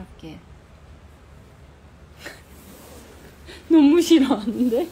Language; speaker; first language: Korean; early bilingual, heritage; Korean